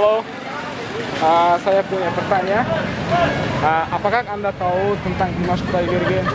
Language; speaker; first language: Indonesian; non-native, learner; Kazakh